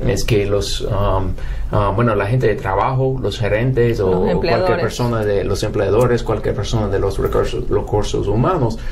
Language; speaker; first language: Spanish; non-native, fluent; English